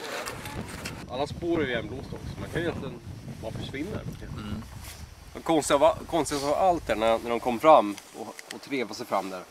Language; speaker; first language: Swedish; native; Swedish